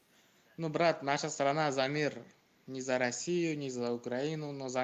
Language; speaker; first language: Russian; non-native, fluent; Uzbek